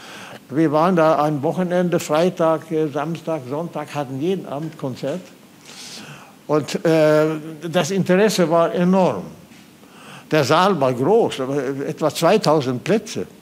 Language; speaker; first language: German; non-native, fluent; Swedish